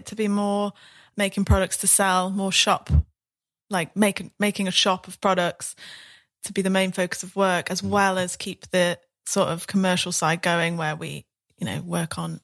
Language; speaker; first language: English; native; English